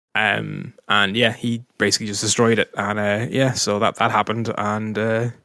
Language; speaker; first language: English; native; English